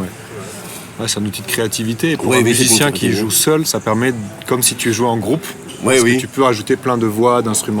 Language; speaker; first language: French; native; French